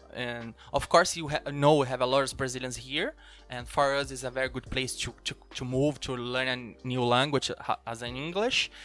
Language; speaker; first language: English; non-native, learner; Portuguese